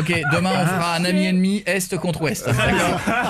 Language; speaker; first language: French; native; French